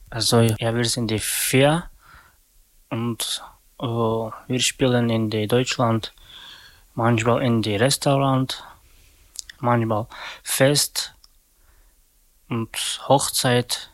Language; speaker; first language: German; non-native, learner; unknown